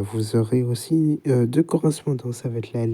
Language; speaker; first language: French; native; French